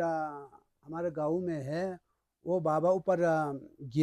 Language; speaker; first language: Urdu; non-native, local second language; Balti